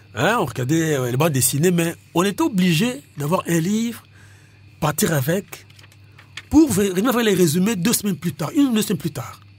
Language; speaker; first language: French; non-native, local second language; Lingala